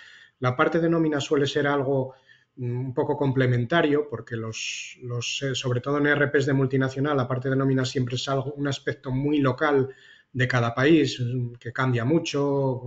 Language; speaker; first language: Spanish; native; Spanish